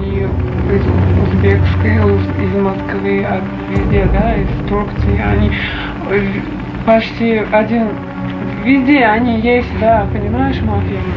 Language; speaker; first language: Russian; non-native, learner; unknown